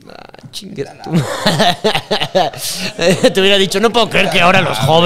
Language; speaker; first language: Spanish; native; Spanish